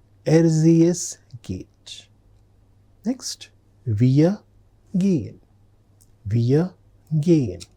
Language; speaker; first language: German; non-native, fluent; Telugu